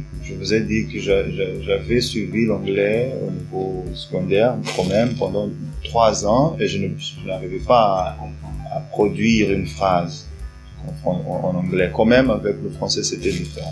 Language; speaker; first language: French; non-native, fluent; Portuguese